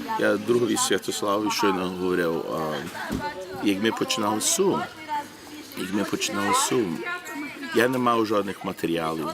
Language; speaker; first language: Ukrainian; early bilingual, heritage; Ukrainian